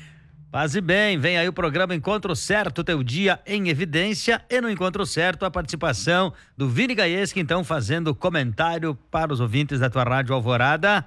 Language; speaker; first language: Portuguese; native; Portuguese